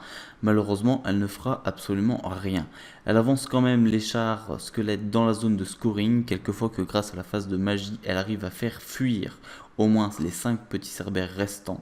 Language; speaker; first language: French; native; French